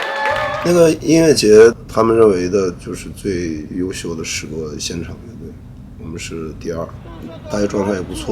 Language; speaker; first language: Chinese; native; Chinese